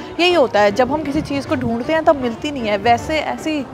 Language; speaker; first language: Hindi; native; Hindi